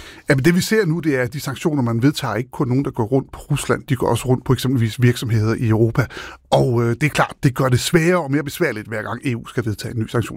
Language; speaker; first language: Danish; native; Danish